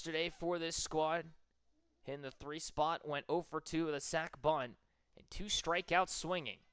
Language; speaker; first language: English; native; English